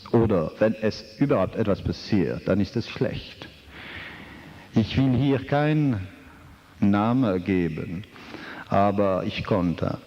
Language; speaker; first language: German; non-native, fluent; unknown